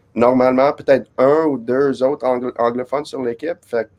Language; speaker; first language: French; non-native, fluent; English